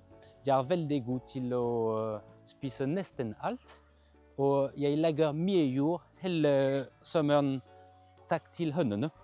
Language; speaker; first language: Norwegian; non-native, fluent; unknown